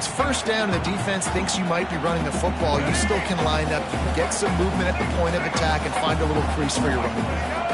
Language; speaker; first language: English; native; English